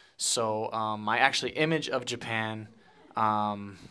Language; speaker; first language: English; native; English